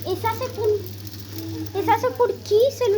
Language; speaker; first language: French; non-native, learner; Spanish